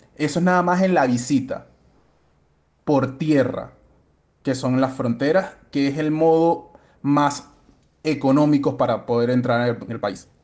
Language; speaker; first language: Spanish; native; Spanish